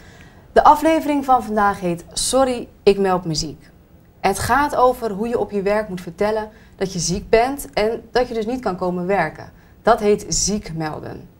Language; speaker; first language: Dutch; native; Dutch